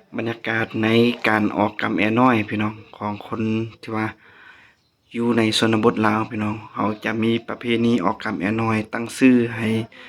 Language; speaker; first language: Lao; non-native, local second language; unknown